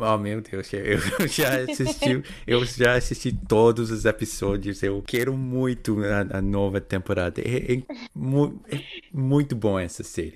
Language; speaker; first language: Portuguese; non-native, fluent; English